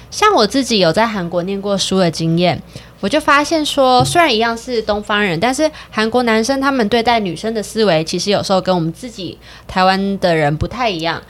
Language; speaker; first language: Chinese; native; Chinese